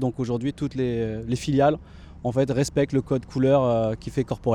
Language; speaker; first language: French; native; French